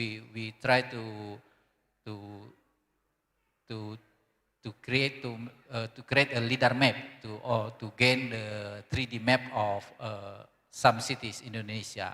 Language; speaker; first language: English; non-native, learner; Indonesian